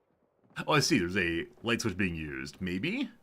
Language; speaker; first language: English; native; English